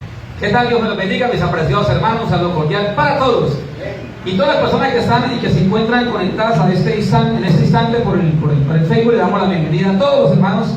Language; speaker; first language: Spanish; native; Spanish